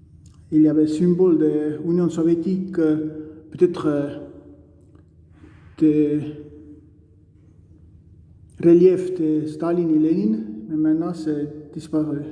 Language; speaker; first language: French; non-native, learner; Estonian